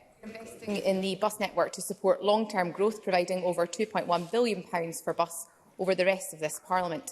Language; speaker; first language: English; native; English